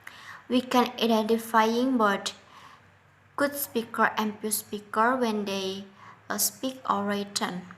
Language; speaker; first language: English; non-native, learner; Indonesian